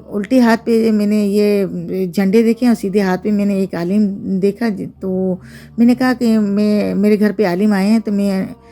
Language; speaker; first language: Urdu; native; Urdu